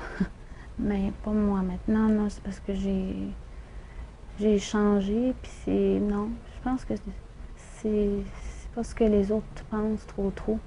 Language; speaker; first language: French; native; French